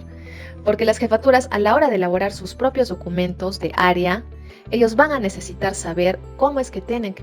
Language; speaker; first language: Spanish; native; Spanish